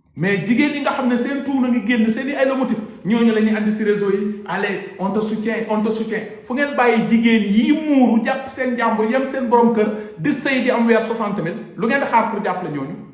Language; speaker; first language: Wolof; native; Wolof